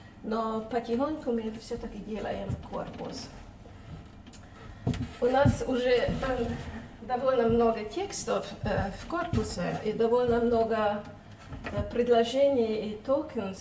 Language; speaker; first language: Russian; non-native, fluent; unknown